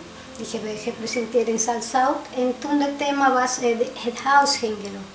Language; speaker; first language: Dutch; non-native, fluent; Spanish